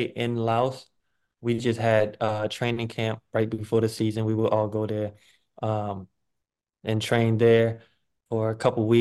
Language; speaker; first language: English; native; English